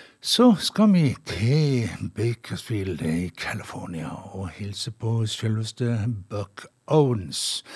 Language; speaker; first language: Norwegian; native; Norwegian